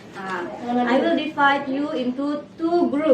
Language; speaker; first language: English; non-native, fluent; Indonesian